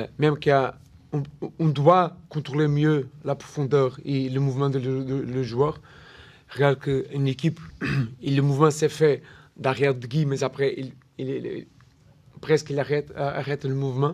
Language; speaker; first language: French; non-native, learner; Portuguese